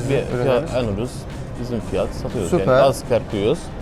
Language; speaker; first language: Turkish; non-native, learner; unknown